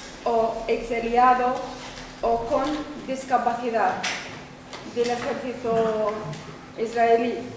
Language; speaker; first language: Spanish; non-native, learner; Arabic